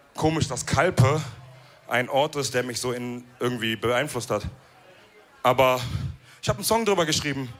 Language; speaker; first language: German; early bilingual, other home language; Wolof